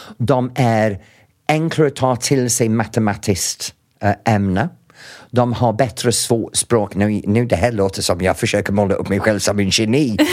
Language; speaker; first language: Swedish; non-native, fluent; English